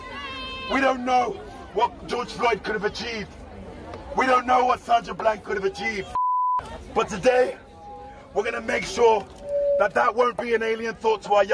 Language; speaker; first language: English; native; English